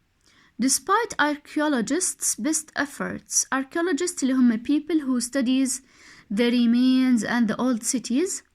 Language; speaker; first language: English; non-native, fluent; Arabic